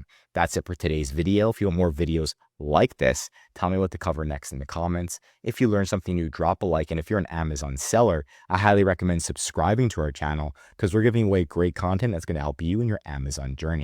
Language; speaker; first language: English; native; English